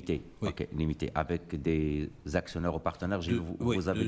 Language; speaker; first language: French; native; French